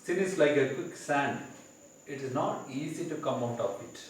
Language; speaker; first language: English; non-native, local second language; Tamil